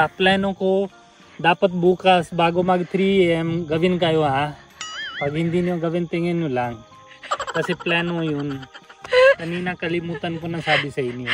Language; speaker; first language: Filipino; non-native, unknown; Hindi